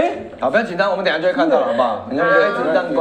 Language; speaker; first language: Chinese; native; Chinese